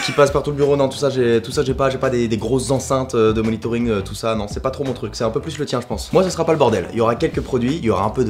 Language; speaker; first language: French; native; French